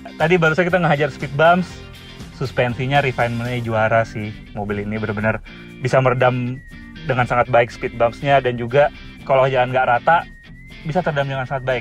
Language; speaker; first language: Indonesian; native; Indonesian